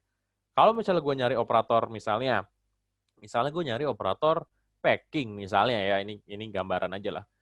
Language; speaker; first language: Indonesian; native; Indonesian